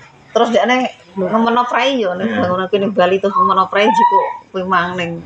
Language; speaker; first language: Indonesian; non-native, local second language; Javanese